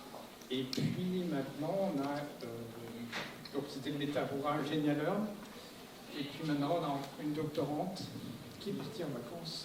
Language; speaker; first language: French; native; French